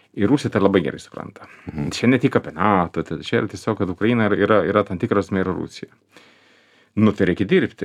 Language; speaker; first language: Lithuanian; non-native, fluent; Swedish